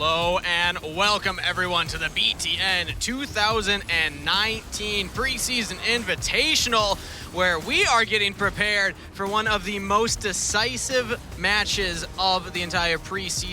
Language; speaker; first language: English; native; English